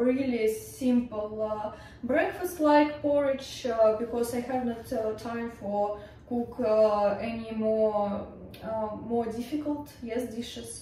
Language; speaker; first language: English; non-native, learner; Russian